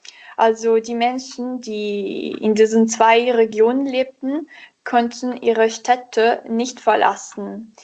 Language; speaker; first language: German; non-native, learner; Italian